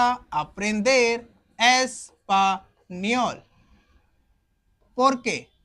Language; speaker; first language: Spanish; non-native, fluent; Hindi